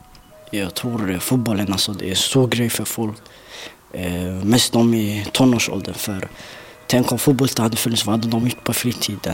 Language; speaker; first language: Swedish; early bilingual, other home language; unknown